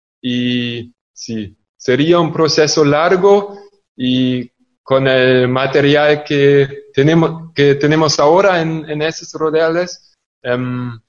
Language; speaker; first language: Spanish; non-native, fluent; German